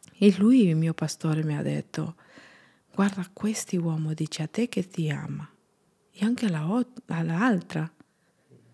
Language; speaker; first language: Italian; non-native, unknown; Spanish